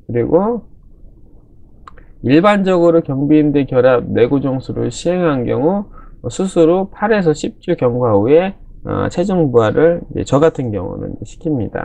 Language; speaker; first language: Korean; native; Korean